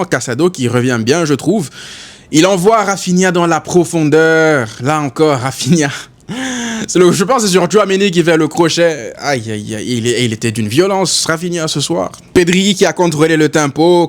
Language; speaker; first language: French; native; French